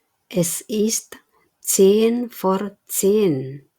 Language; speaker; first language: German; non-native, fluent; Indonesian